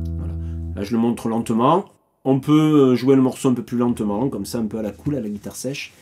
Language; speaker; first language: French; native; French